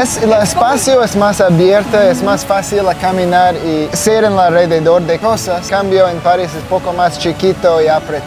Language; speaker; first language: Spanish; non-native, learner; English